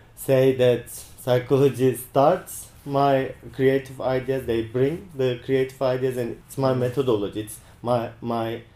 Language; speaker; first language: English; non-native, fluent; Turkish